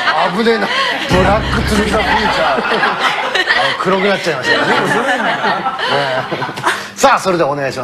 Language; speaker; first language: Japanese; native; Japanese